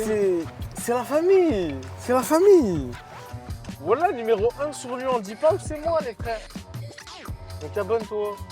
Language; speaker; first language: French; native; French